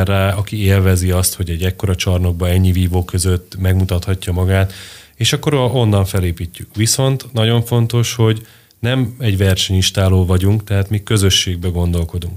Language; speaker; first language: Hungarian; native; Hungarian